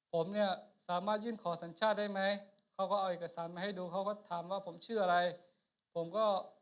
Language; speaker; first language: Thai; non-native, local second language; Akha